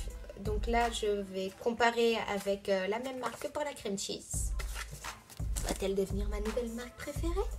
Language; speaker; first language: French; native; French